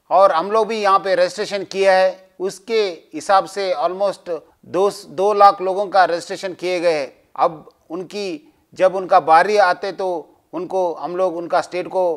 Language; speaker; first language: Hindi; non-native, local second language; Telugu